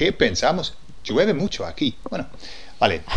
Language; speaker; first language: Spanish; non-native, fluent; English